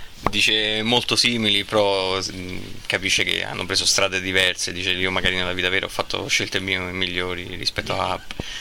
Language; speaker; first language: Italian; native; Italian